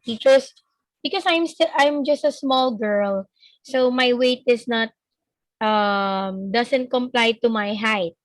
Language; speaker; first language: English; non-native, fluent; Filipino